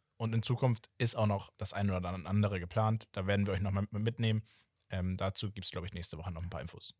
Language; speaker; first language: German; early bilingual, other home language; Portuguese